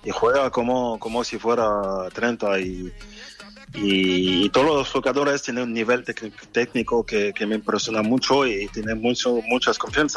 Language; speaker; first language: Spanish; non-native, fluent; French